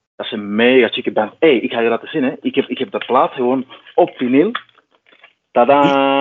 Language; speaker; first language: Dutch; non-native, fluent; Spanish